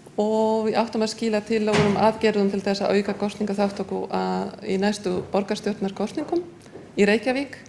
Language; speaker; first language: Icelandic; non-native, fluent; Polish